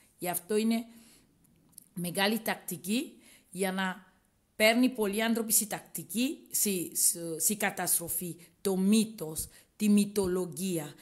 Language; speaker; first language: Greek; non-native, learner; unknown